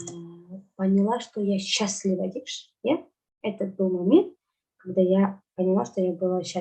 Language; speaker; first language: Russian; non-native, local second language; Kazakh